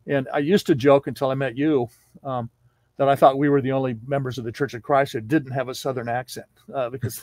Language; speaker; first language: English; native; English